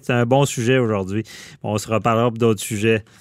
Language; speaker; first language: French; native; French